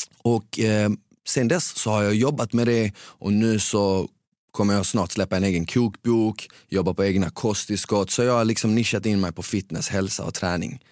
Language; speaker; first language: Swedish; early bilingual, other home language; Bosnian